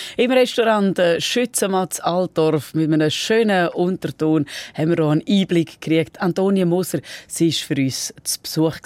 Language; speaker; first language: German; native; German